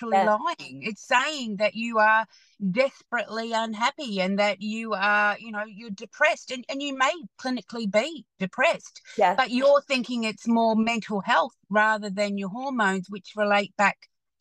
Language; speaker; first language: English; native; English